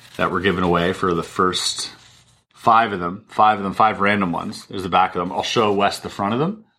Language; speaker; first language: English; early bilingual, other home language; German